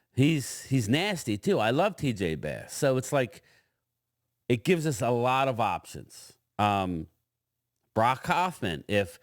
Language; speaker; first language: English; native; English